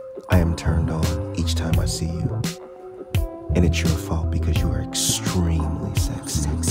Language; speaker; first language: English; native; English